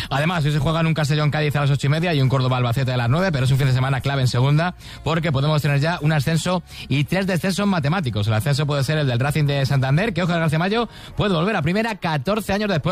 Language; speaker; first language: Spanish; native; Spanish